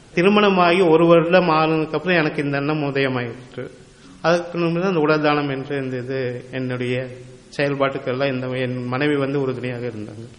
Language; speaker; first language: Tamil; native; Tamil